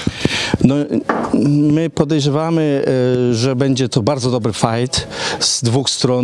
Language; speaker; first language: Polish; early bilingual, heritage; Polish